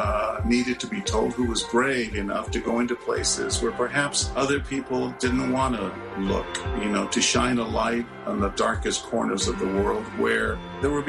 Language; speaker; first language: English; early bilingual, other home language; Spanish